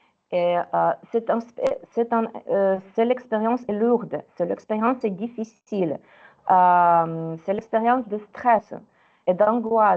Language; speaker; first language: French; non-native, fluent; Ukrainian